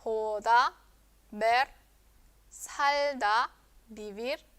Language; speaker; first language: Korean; non-native, fluent; Spanish